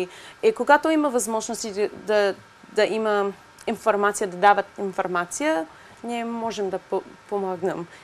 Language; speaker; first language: Bulgarian; non-native, learner; English